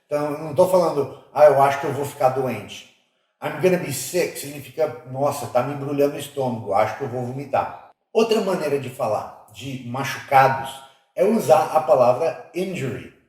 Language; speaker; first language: Portuguese; non-native, fluent; English